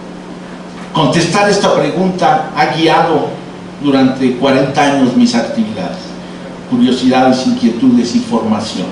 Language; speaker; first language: Spanish; native; Spanish